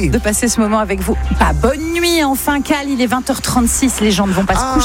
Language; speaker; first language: French; native; French